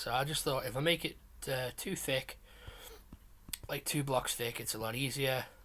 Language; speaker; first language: English; native; English